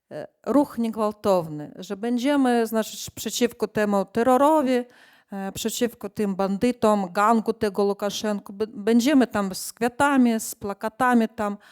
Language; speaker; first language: Polish; non-native, fluent; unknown